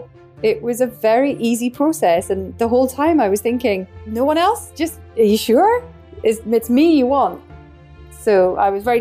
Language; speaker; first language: English; native; English